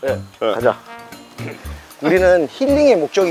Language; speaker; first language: Korean; native; Korean